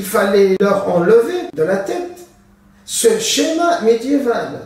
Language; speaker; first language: French; non-native, local second language; Arabic